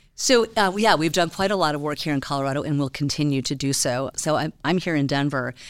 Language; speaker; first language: English; native; English